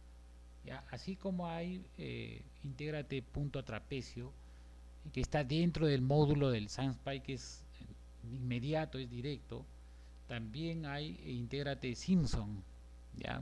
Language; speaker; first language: Spanish; native; Spanish